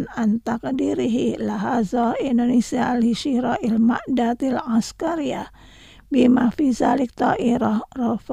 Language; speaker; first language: Arabic; non-native, learner; Indonesian